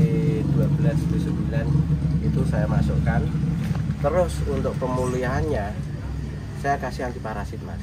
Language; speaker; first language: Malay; non-native, local second language; Javanese